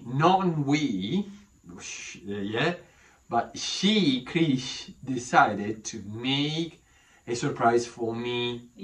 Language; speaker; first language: English; non-native, fluent; Italian